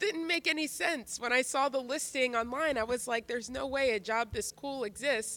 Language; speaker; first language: English; native; English